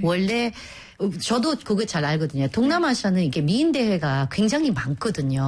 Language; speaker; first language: Korean; non-native, fluent; Filipino